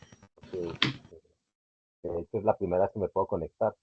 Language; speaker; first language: Spanish; native; Spanish